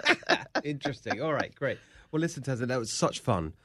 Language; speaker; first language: English; native; English